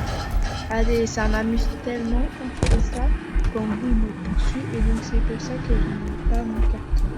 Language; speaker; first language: French; native; French